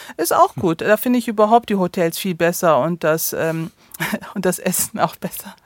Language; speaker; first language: German; early bilingual, other home language; Turkish